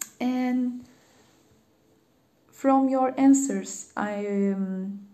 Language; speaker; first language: English; non-native, learner; Turkish